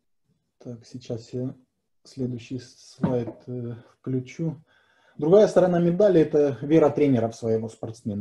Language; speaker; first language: Russian; native; Russian